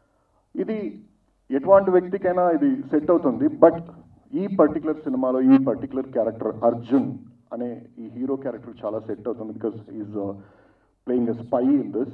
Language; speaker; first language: Telugu; non-native, fluent; Tamil